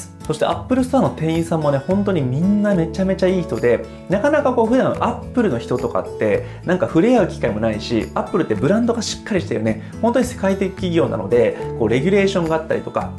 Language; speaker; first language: Japanese; native; Japanese